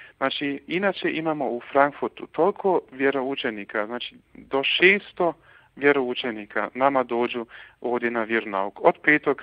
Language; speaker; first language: Croatian; early bilingual, heritage; Croatian